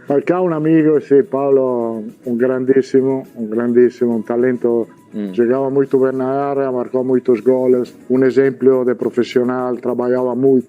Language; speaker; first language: Portuguese; non-native, learner; Italian